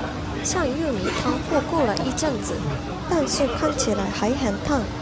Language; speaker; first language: Chinese; non-native, learner; Japanese